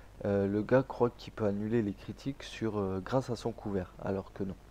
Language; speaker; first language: French; native; French